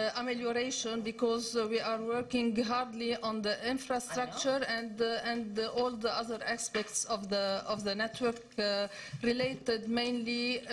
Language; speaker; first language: English; non-native, fluent; Arabic